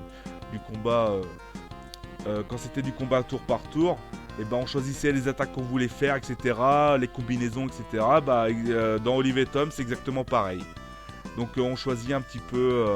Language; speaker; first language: French; native; French